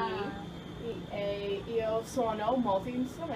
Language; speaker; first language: Italian; non-native, learner; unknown